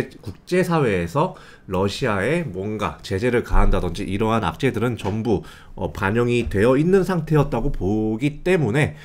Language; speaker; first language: Korean; native; Korean